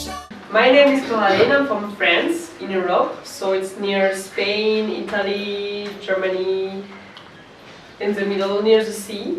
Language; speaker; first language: English; non-native, fluent; French